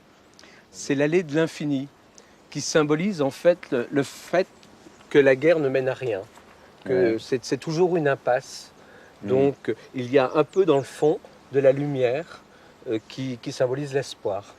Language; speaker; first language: French; native; French